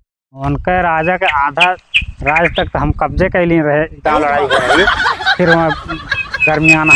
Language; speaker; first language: Hindi; non-native, local second language; Awadhi